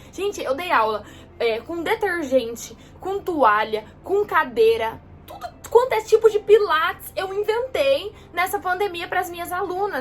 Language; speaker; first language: Portuguese; native; Portuguese